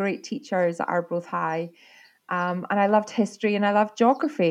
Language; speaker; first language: English; native; English